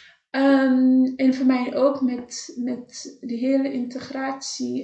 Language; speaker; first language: Dutch; non-native, fluent; Kabuverdianu